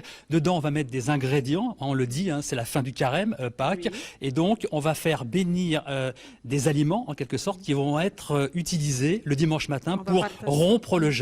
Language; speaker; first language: French; native; French